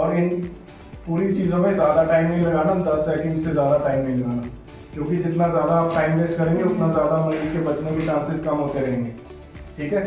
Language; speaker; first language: Hindi; native; Hindi